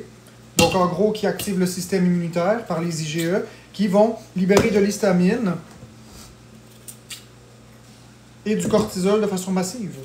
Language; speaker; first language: French; native; French